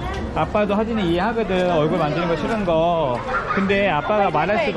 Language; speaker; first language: Korean; native; Korean